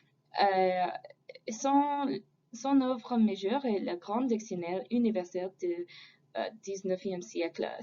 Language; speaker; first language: French; non-native, fluent; English